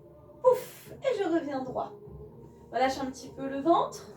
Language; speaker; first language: French; native; French